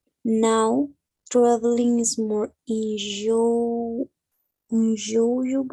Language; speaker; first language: English; non-native, learner; Spanish